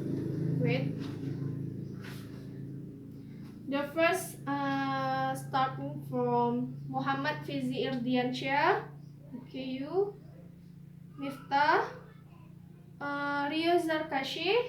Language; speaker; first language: English; non-native, learner; Indonesian